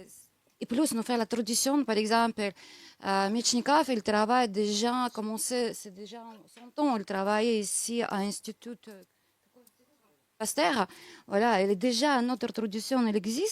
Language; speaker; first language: French; non-native, learner; Russian